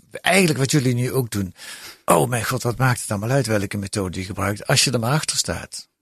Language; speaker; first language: Dutch; native; Dutch